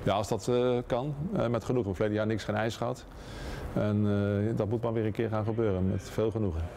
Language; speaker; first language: Dutch; native; Dutch